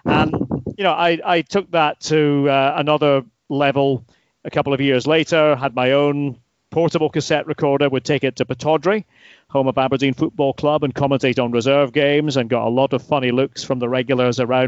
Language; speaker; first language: English; native; English